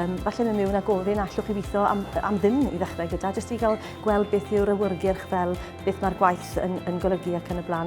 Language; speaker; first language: Welsh; native; Welsh